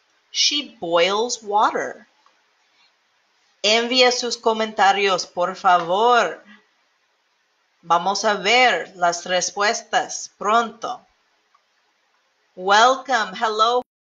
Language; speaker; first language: Spanish; non-native, learner; English